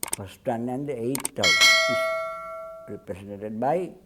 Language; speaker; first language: English; non-native, local second language; Sinhala